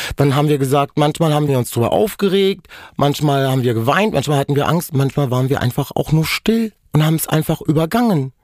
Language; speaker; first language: German; non-native, local second language; Romany